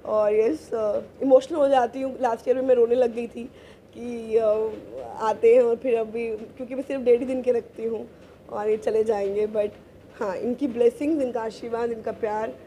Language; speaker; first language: Hindi; native; Hindi